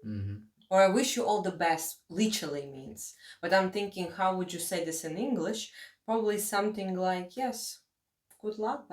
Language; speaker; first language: English; non-native, fluent; Latvian